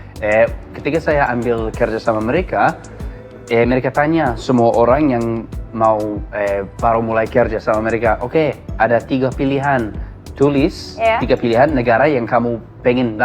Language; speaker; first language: Indonesian; non-native, learner; English